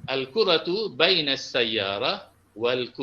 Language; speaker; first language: Arabic; non-native, fluent; Malay